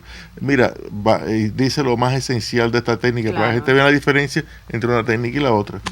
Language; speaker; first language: Spanish; native; Spanish